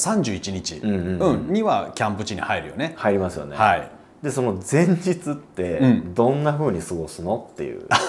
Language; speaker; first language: Japanese; native; Japanese